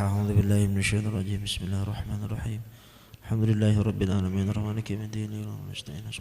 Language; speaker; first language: Arabic; non-native, fluent; Madurese